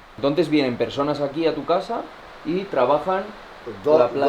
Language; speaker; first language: Spanish; native; Spanish